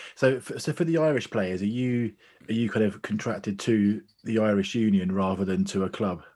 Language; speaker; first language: English; native; English